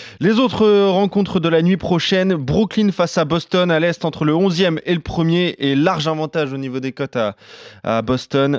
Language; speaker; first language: French; native; French